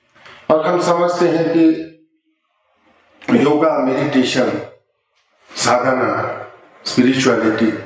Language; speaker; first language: Hindi; non-native, local second language; Ladakhi